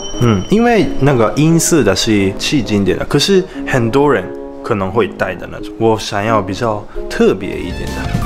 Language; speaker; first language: Chinese; non-native, learner; Japanese